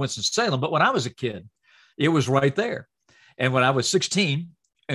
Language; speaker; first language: English; native; English